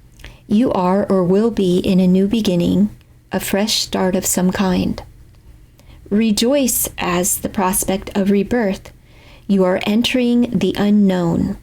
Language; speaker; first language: English; native; English